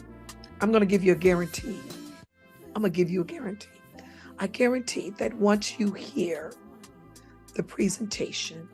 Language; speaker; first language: English; native; English